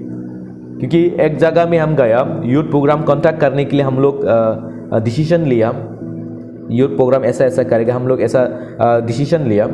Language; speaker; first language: Hindi; non-native, local second language; Kok Borok